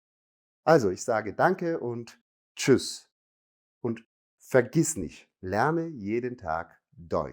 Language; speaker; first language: German; non-native, fluent; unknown